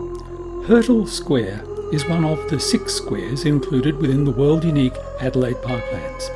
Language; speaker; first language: English; native; English